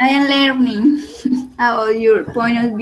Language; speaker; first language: English; non-native, learner; Spanish